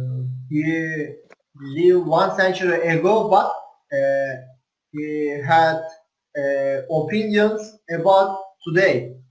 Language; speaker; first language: English; non-native, learner; Turkish